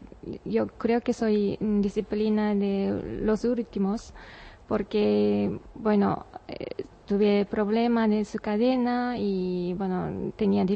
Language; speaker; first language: Spanish; non-native, learner; Japanese